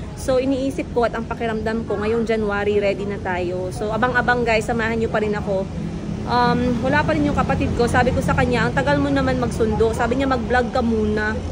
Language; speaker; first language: Filipino; non-native, local second language; Cebuano